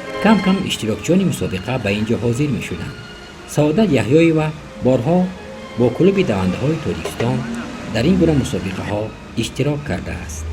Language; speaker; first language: Persian; native; Persian